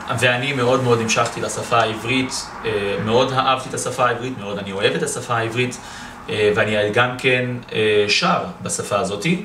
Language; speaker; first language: Hebrew; native; Hebrew